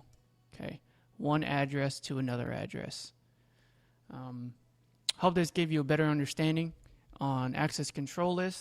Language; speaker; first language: English; native; English